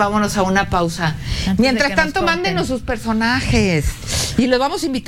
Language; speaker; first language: Spanish; native; Spanish